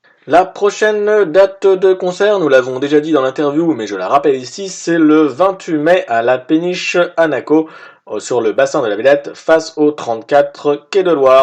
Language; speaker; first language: French; native; French